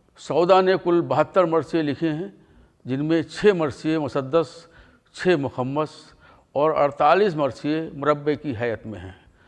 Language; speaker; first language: Urdu; native; Urdu